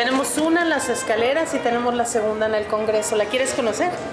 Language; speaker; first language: Spanish; native; Spanish